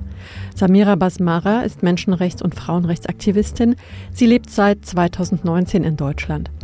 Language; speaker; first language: German; native; German